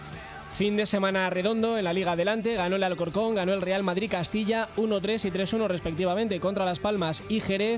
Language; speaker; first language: Spanish; native; Spanish